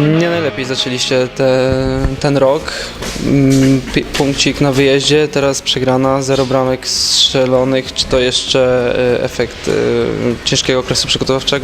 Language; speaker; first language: Polish; native; Polish